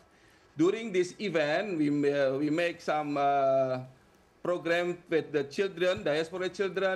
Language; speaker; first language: English; non-native, fluent; Indonesian